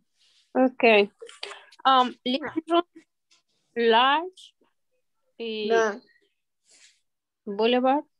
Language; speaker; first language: English; non-native, learner; Spanish